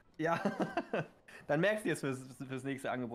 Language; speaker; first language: German; native; German